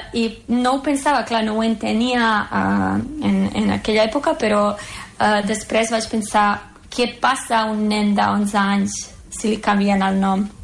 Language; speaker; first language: Catalan; non-native, fluent; Serbian